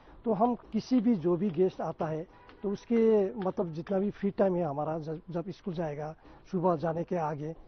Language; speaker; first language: Hindi; non-native, local second language; Nepali